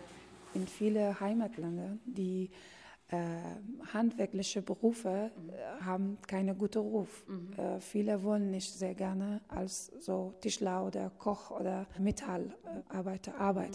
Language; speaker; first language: German; non-native, fluent; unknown